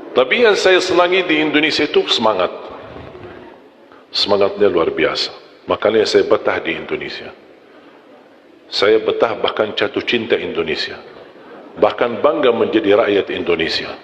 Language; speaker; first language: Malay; non-native, fluent; Arabic